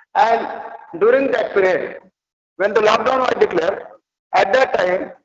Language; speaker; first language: English; non-native, local second language; Marathi